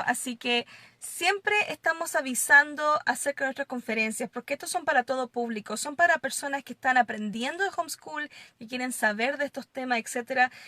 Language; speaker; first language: Spanish; non-native, fluent; English